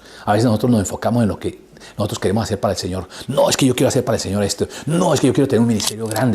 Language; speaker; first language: Spanish; native; Spanish